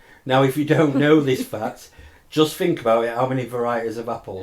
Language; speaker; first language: English; native; English